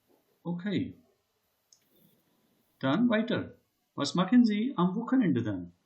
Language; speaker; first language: German; non-native, learner; Hindi